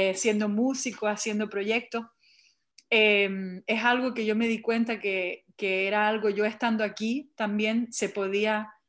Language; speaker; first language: Spanish; early bilingual, heritage; English